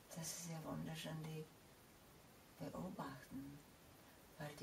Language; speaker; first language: German; non-native, fluent; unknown